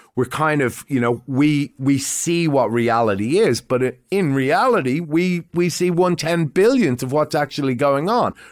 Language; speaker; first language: English; native; English